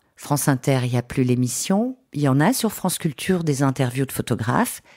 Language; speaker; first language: French; native; French